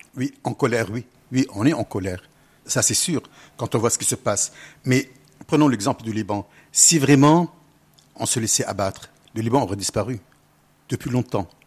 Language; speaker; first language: French; non-native, local second language; Arabic